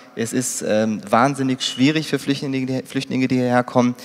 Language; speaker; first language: German; native; German